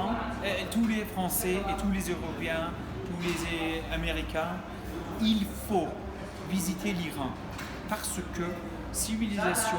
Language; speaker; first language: French; non-native, learner; Persian